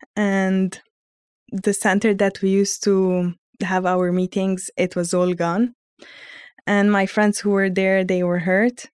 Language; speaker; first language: English; early bilingual, heritage; Armenian